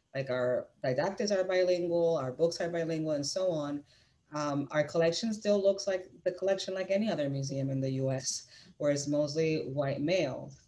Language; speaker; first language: English; non-native, fluent; Spanish